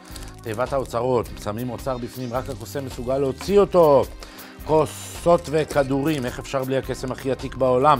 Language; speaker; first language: Hebrew; native; Hebrew